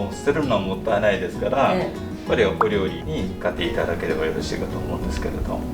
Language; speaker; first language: Japanese; native; Japanese